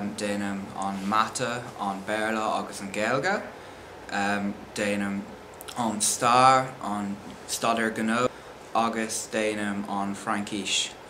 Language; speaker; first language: Irish; non-native, local second language; English